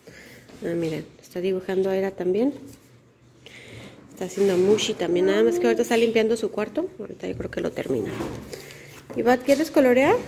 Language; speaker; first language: Spanish; native; Spanish